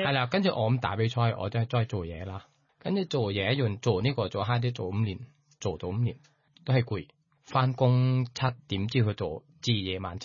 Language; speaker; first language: Cantonese; non-native, learner; Thai